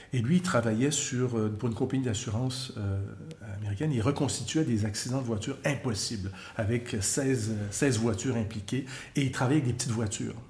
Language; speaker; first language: French; native; French